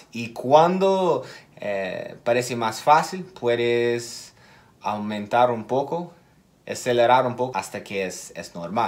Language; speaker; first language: Spanish; non-native, fluent; English